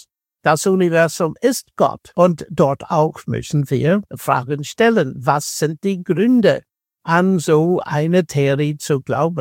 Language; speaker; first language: German; non-native, fluent; English